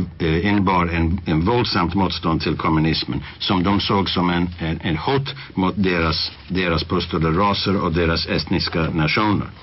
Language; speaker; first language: Swedish; non-native, fluent; English